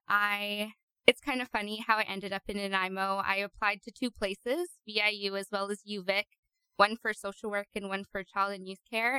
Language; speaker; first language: English; native; English